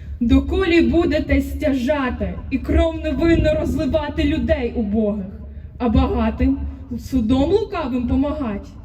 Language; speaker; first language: Ukrainian; native; Ukrainian